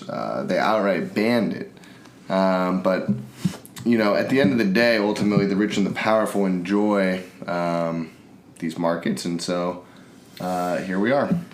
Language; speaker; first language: English; native; English